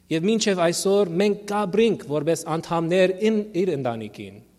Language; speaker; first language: Armenian; early bilingual, heritage; Armenian